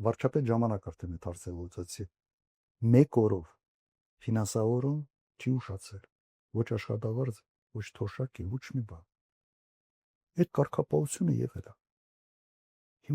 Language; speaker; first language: Armenian; native; Armenian